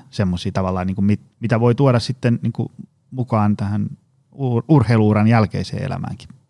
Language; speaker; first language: Finnish; native; Finnish